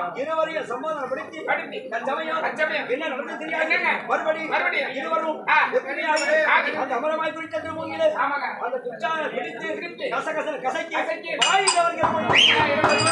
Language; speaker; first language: Tamil; native; Tamil